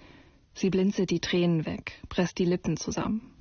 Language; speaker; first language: German; native; German